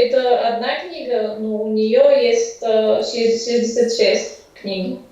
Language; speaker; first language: Russian; non-native, fluent; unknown